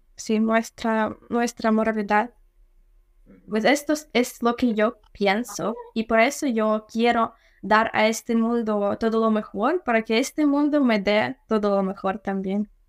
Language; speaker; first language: Spanish; non-native, fluent; Ukrainian